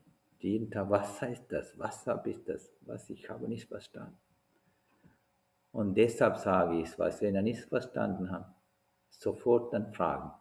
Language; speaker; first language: German; non-native, fluent; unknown